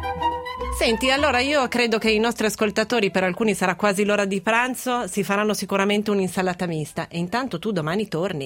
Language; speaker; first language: Italian; native; Italian